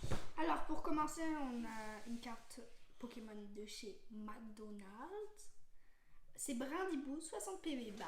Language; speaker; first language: French; native; French